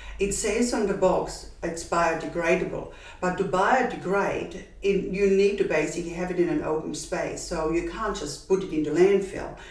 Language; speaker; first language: English; non-native, fluent; German